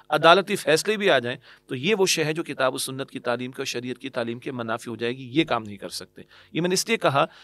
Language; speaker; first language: Urdu; native; Urdu